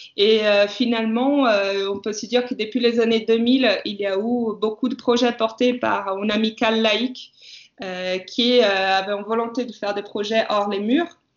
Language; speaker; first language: French; non-native, fluent; Portuguese